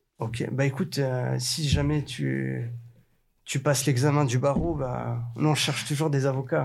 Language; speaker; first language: French; native; French